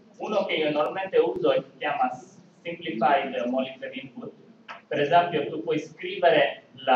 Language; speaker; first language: Italian; non-native, learner; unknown